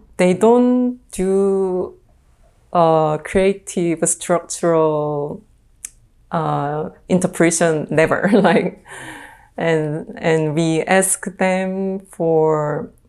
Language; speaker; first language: English; non-native, fluent; Korean